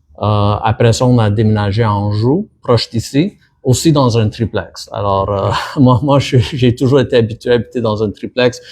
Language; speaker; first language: French; early bilingual, other home language; Portuguese